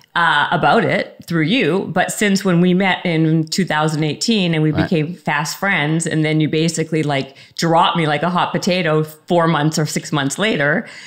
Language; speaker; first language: English; native; English